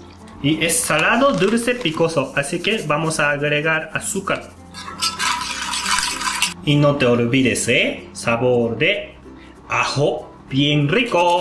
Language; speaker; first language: Spanish; non-native, learner; Japanese